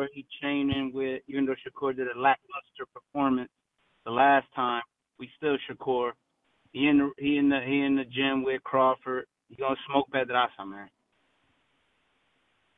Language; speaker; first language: English; native; English